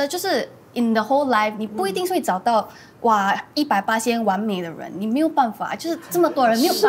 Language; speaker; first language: Chinese; native; Chinese